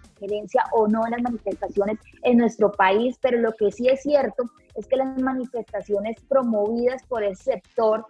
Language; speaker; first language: Spanish; native; Spanish